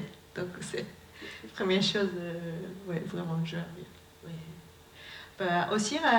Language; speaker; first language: French; non-native, learner; Japanese